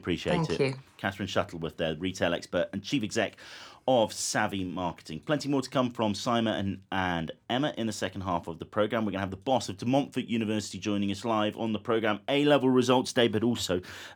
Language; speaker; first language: English; native; English